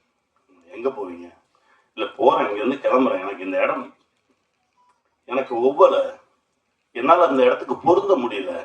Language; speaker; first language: Tamil; native; Tamil